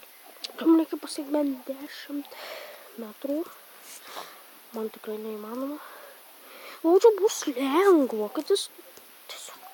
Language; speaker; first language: Lithuanian; native; Lithuanian